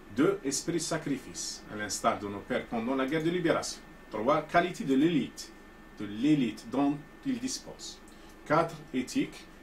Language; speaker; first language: French; non-native, local second language; Arabic